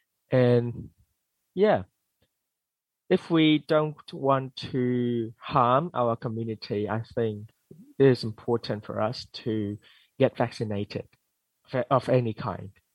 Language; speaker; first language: English; non-native, fluent; Vietnamese